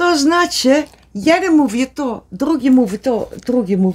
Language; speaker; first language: Polish; non-native, learner; Dutch